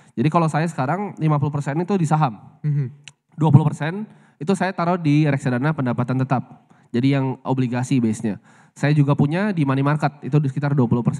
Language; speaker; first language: Indonesian; native; Indonesian